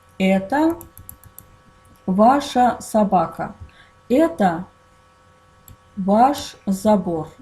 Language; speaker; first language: Russian; non-native, fluent; Azerbaijani